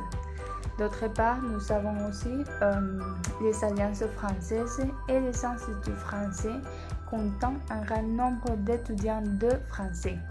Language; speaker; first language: French; non-native, learner; Spanish